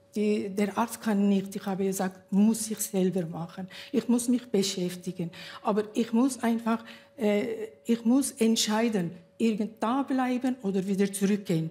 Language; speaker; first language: German; non-native, learner; Kurdish